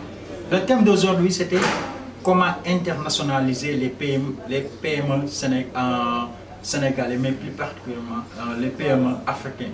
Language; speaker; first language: French; non-native, local second language; Wolof